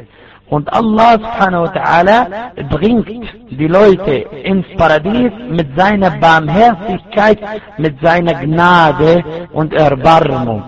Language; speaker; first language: German; non-native, fluent; Arabic